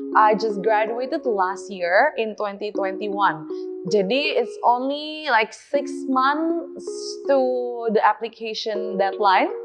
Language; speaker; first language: English; non-native, fluent; Indonesian